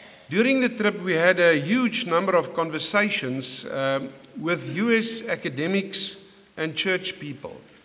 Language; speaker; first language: English; non-native, local second language; Afrikaans